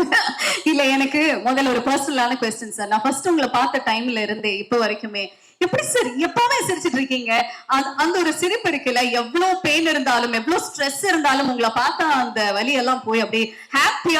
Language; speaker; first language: Tamil; native; Tamil